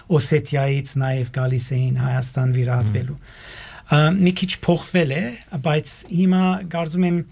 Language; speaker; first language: Armenian; early bilingual, heritage; Armenian